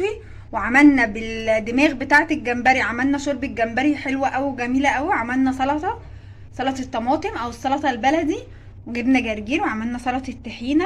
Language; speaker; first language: Arabic; native; Arabic